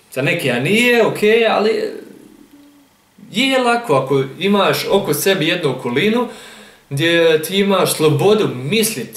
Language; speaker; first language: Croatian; early bilingual, heritage; German